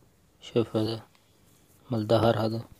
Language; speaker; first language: Arabic; non-native, learner; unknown